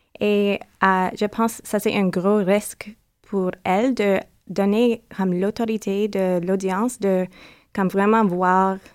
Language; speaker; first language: French; non-native, learner; English